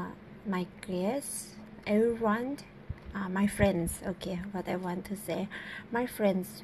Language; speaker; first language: English; non-native, learner; Thai